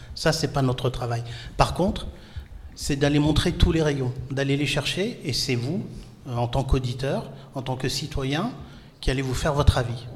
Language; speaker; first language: French; non-native, local second language; Arabic